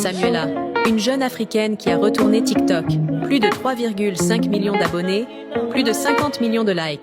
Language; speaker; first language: French; non-native, local second language; Haitian Creole